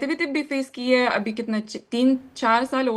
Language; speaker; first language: Hindi; non-native, learner; Lithuanian